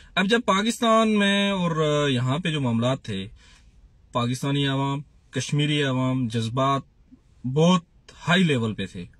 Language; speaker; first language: Urdu; non-native, local second language; Punjabi